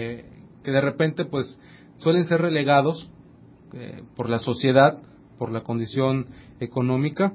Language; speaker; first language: Spanish; native; Spanish